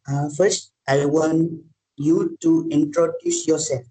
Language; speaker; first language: English; non-native, learner; Malay